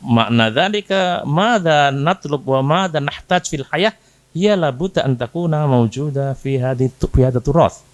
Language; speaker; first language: Arabic; non-native, fluent; Indonesian